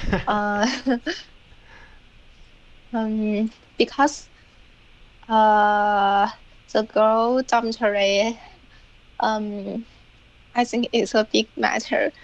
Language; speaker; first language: English; non-native, learner; Chinese